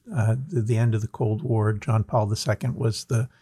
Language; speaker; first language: English; native; English